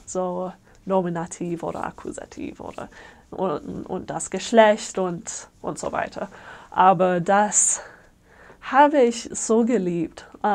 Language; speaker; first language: German; non-native, fluent; English